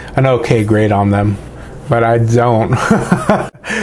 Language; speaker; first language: English; native; English